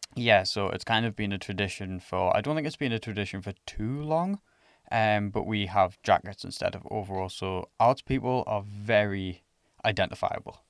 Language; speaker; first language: English; native; English